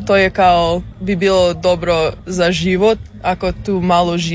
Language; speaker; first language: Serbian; early bilingual, heritage; English